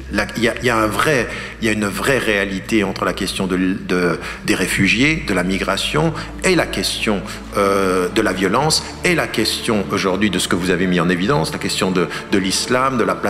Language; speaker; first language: French; early bilingual, other home language; Arabic